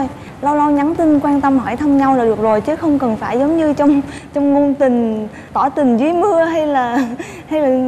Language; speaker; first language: Vietnamese; native; Vietnamese